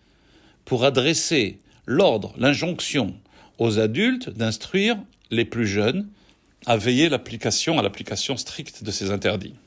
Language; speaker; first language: French; native; French